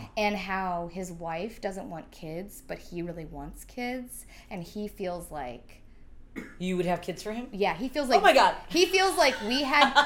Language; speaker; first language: English; native; English